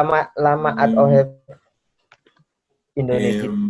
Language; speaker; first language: Hebrew; non-native, learner; Indonesian